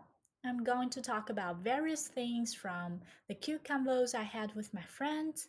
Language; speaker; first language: English; non-native, fluent; Chinese